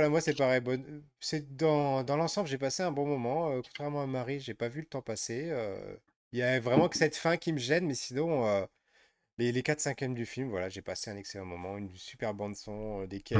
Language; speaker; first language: French; native; French